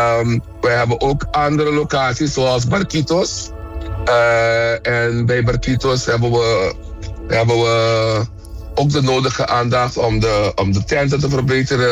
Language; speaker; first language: Dutch; non-native, local second language; Papiamento